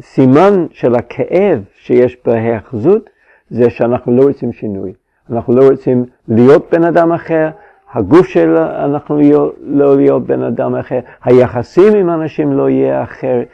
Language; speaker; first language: Hebrew; non-native, fluent; English